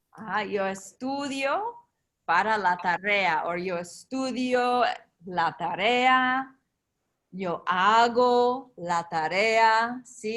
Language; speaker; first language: Spanish; non-native, fluent; English